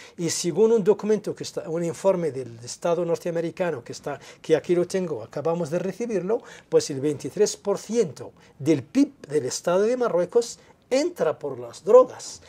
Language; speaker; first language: Spanish; non-native, local second language; Arabic